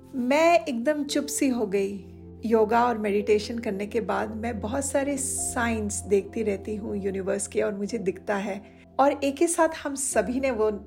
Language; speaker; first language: Hindi; non-native, local second language; Odia